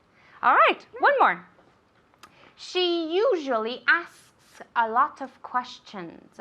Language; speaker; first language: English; non-native, fluent; Spanish